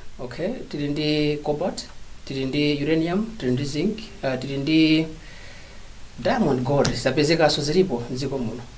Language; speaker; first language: Nyanja; non-native, local second language; Tumbuka